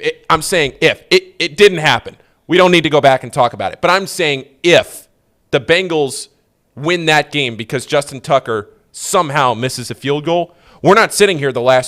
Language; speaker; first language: English; native; English